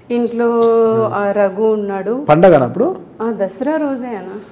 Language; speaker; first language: Telugu; native; Telugu